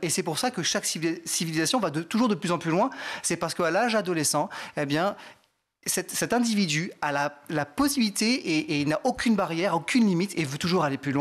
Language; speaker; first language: French; native; French